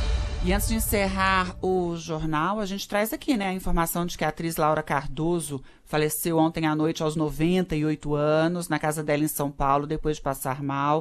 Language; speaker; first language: Portuguese; native; Portuguese